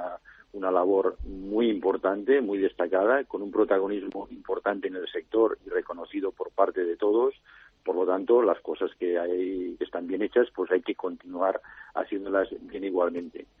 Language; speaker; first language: Spanish; native; Spanish